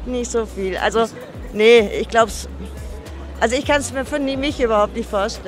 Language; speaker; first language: German; native; German